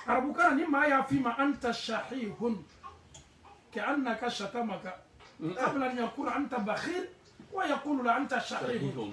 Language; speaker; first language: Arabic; non-native, fluent; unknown